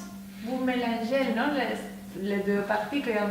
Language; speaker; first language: French; non-native, learner; Spanish